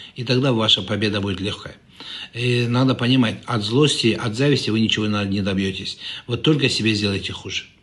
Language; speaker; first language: Russian; non-native, local second language; Kazakh